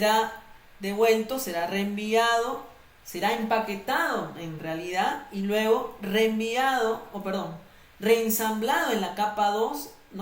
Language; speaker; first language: Spanish; native; Spanish